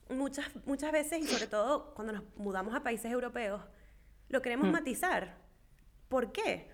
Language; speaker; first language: Spanish; native; Spanish